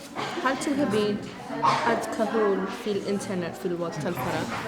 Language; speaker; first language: Arabic; non-native, learner; English